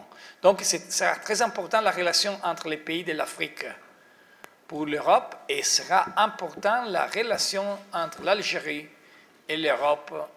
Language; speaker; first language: French; non-native, fluent; Italian